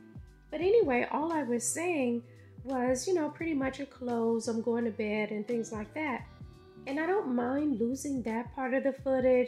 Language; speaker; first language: English; native; English